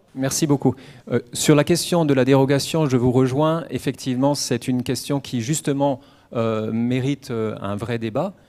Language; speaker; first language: French; native; French